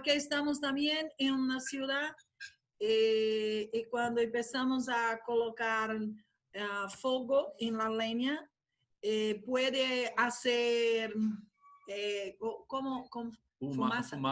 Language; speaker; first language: Spanish; non-native, fluent; Portuguese